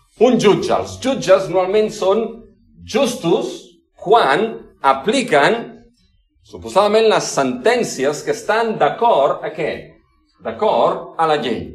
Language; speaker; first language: Catalan; non-native, local second language; Spanish